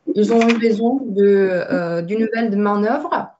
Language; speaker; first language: French; non-native, fluent; Romanian